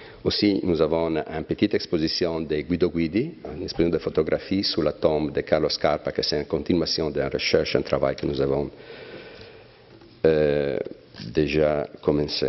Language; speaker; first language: French; non-native, fluent; Italian